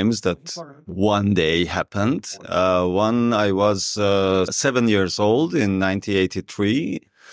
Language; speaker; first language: English; non-native, learner; Persian